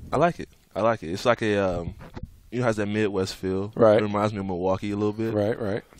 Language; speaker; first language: English; native; English